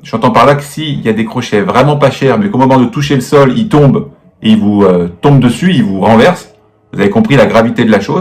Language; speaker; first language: French; native; French